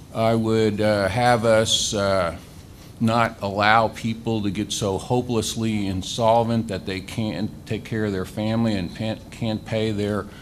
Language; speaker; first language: English; native; English